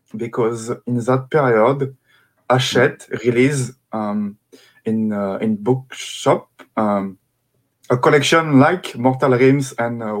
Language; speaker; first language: English; non-native, fluent; French